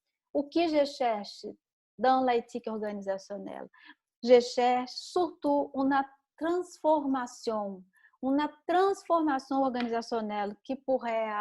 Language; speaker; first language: French; non-native, learner; Portuguese